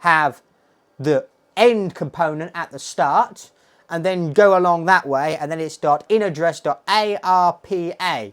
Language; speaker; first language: English; native; English